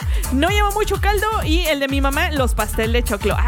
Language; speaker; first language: Spanish; native; Spanish